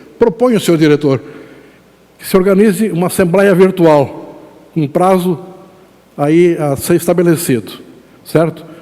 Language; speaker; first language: Portuguese; native; Portuguese